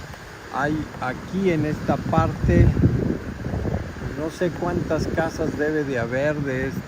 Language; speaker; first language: Spanish; native; Spanish